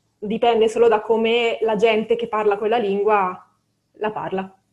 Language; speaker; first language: Italian; native; Italian